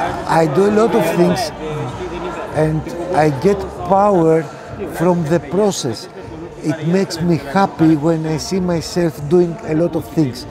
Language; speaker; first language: English; non-native, fluent; Greek